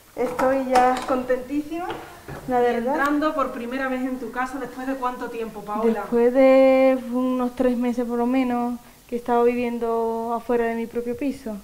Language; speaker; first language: Spanish; native; Spanish